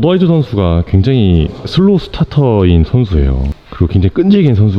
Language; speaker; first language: Korean; native; Korean